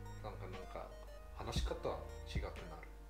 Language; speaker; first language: Japanese; non-native, learner; English